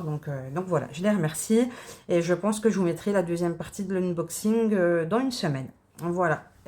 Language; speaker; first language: French; native; French